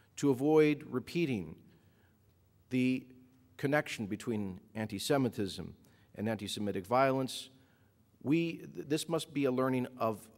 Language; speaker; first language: English; native; English